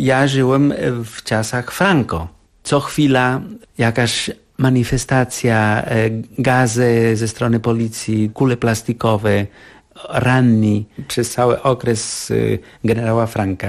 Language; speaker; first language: Polish; non-native, fluent; Catalan